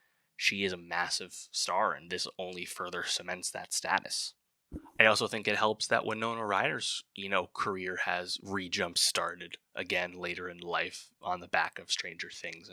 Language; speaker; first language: English; native; English